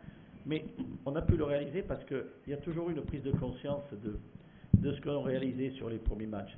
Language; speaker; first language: French; native; French